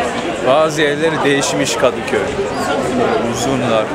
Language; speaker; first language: Turkish; non-native, fluent; Japanese